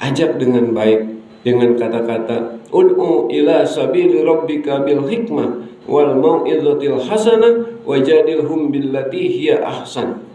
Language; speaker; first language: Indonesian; non-native, local second language; Sundanese